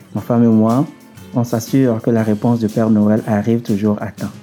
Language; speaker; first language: French; non-native, local second language; Ewe